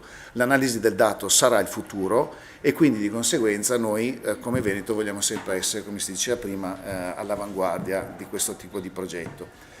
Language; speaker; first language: Italian; native; Italian